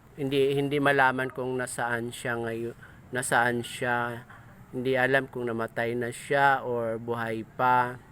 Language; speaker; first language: Filipino; non-native, local second language; Cebuano